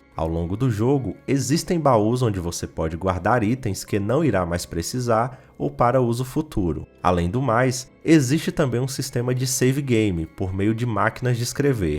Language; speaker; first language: Portuguese; native; Portuguese